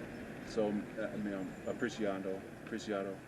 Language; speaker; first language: Spanish; non-native, learner; English